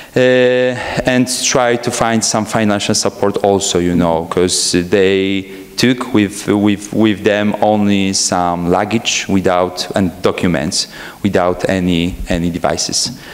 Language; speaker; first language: English; non-native, fluent; Polish